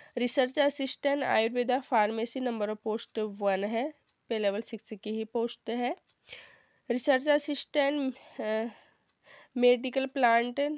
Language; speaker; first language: Hindi; native; Hindi